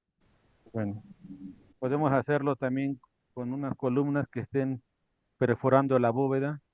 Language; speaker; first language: Spanish; native; Spanish